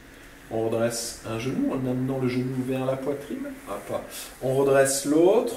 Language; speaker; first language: French; native; French